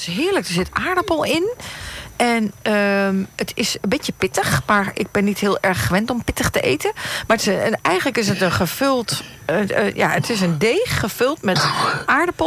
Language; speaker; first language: Dutch; native; Dutch